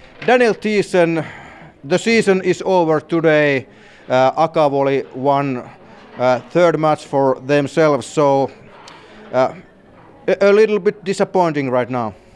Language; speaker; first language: English; non-native, fluent; Finnish